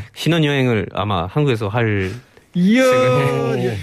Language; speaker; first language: Korean; non-native, fluent; French